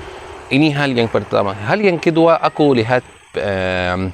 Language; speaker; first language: Indonesian; non-native, fluent; Arabic